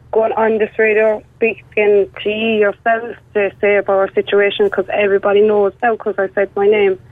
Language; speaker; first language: English; native; English